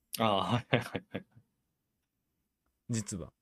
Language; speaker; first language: Japanese; native; Japanese